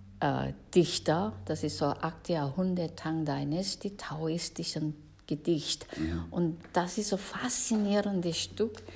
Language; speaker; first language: German; non-native, fluent; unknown